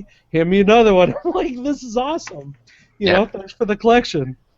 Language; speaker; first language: English; native; English